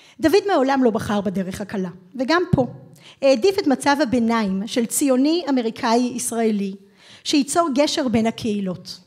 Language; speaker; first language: Hebrew; native; Hebrew